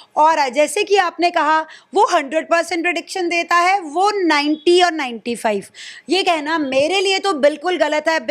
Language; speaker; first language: Hindi; non-native, local second language; Punjabi